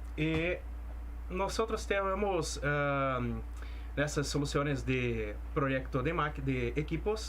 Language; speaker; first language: Spanish; non-native, fluent; Portuguese